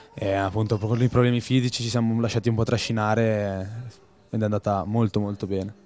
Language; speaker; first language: Italian; native; Italian